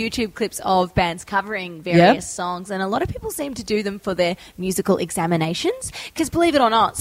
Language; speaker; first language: English; native; English